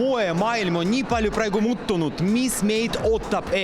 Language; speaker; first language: Estonian; non-native, local second language; Russian